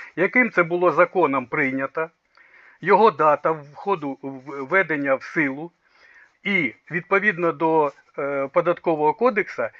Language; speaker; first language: Ukrainian; non-native, local second language; Russian